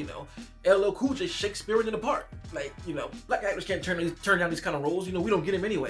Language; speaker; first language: English; native; English